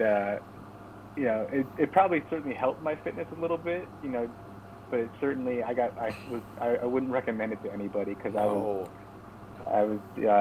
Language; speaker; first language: English; native; English